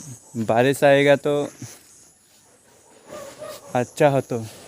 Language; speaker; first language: Hindi; non-native, local second language; Kok Borok